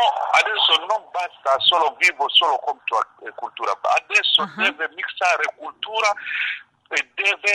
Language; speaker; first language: Italian; non-native, learner; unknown